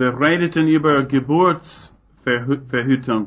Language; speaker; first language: German; non-native, fluent; English